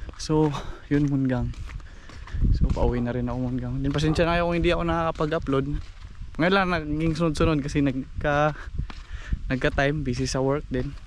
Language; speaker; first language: Filipino; non-native, local second language; Cebuano